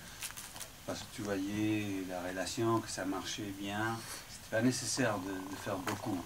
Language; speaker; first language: French; non-native, fluent; English